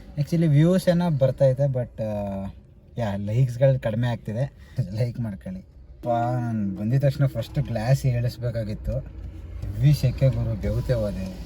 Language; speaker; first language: Kannada; native; Kannada